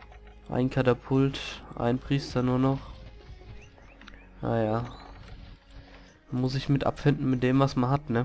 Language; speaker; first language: German; native; German